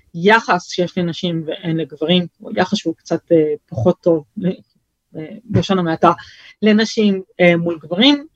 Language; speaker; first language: Hebrew; early bilingual, other home language; French